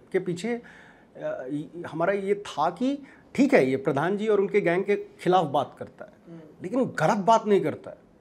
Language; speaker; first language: Hindi; native; Hindi